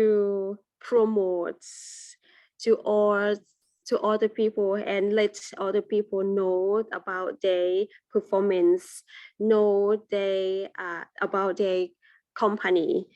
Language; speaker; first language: English; non-native, learner; Thai